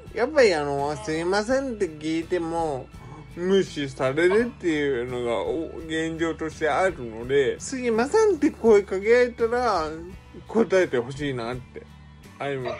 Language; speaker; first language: Japanese; native; Japanese